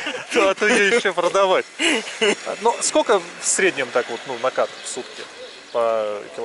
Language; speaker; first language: Russian; native; Russian